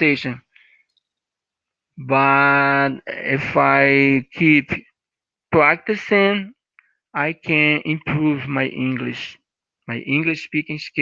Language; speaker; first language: English; non-native, learner; Portuguese